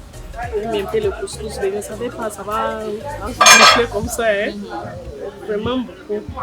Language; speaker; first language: French; non-native, local second language; English